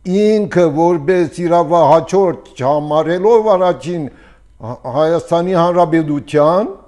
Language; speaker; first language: Armenian; early bilingual, heritage; Armenian